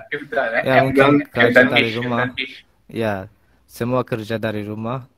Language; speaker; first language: Indonesian; non-native, learner; Azerbaijani